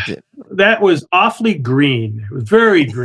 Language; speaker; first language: English; native; English